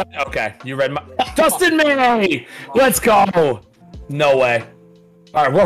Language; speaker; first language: English; native; English